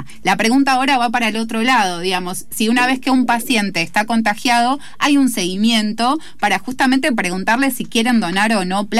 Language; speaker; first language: Spanish; native; Spanish